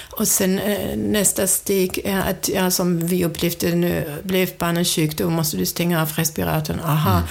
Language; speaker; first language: Swedish; non-native, fluent; German